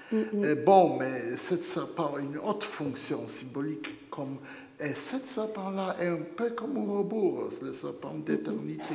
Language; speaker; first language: French; non-native, fluent; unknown